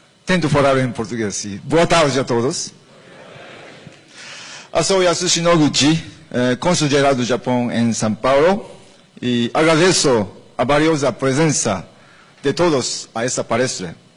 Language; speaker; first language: Portuguese; non-native, learner; Japanese